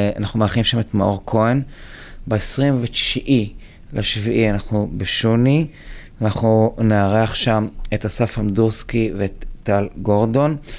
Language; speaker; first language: Hebrew; native; Hebrew